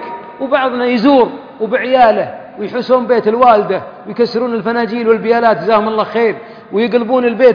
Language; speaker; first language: Arabic; native; Arabic